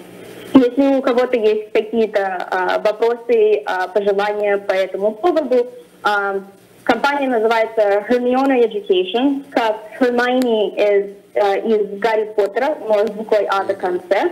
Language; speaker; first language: Russian; early bilingual, other home language; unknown